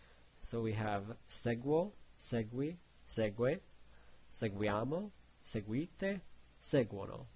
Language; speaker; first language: Italian; non-native, learner; English